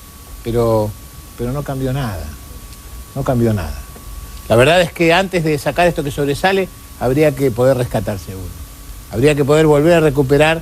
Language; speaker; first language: Spanish; native; Spanish